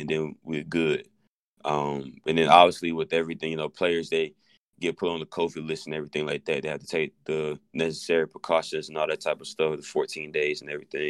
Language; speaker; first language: English; native; English